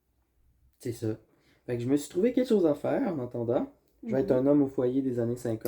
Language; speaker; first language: French; native; French